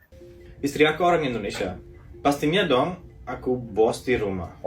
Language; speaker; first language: Indonesian; non-native, learner; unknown